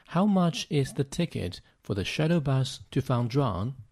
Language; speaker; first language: English; non-native, fluent; Chinese